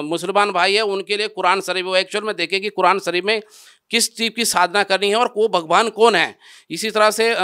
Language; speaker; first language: Hindi; native; Hindi